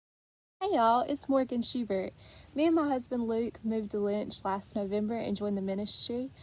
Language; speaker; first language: English; native; English